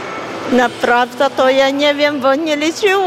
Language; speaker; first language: Polish; non-native, learner; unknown